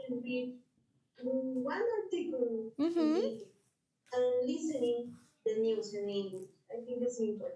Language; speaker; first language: English; non-native, learner; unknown